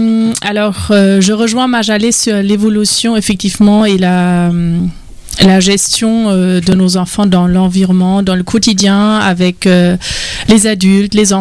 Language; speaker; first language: French; non-native, fluent; German